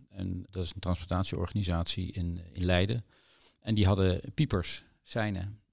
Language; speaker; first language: Dutch; native; Dutch